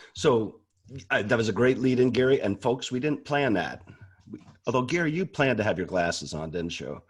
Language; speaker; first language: English; native; English